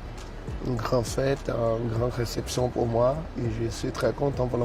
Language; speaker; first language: French; non-native, fluent; Portuguese